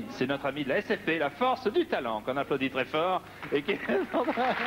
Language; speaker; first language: French; native; French